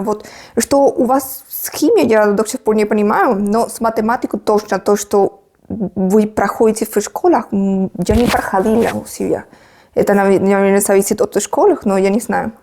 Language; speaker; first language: Russian; non-native, fluent; Spanish